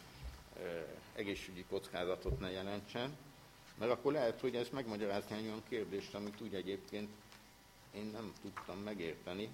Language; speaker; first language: Hungarian; native; Hungarian